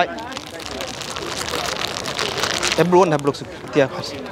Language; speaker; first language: English; non-native, learner; Tigrinya